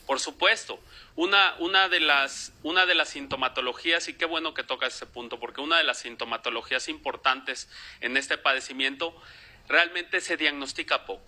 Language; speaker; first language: Spanish; native; Spanish